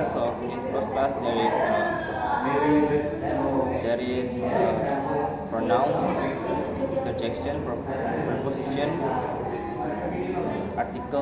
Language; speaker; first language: English; non-native, learner; Indonesian